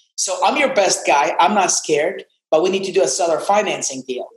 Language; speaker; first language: English; non-native, fluent; Arabic